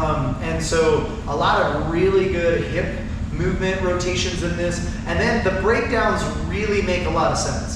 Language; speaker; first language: English; native; English